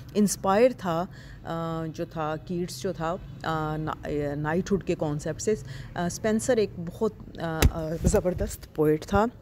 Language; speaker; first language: Urdu; non-native, local second language; Punjabi